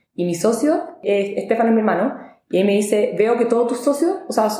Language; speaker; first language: Spanish; native; Spanish